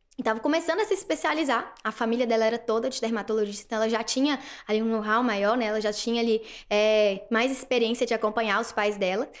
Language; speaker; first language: Portuguese; native; Portuguese